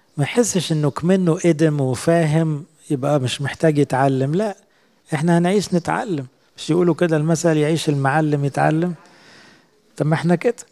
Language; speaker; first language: Arabic; native; Arabic